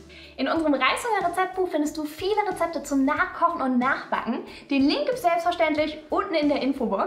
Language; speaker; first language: German; native; German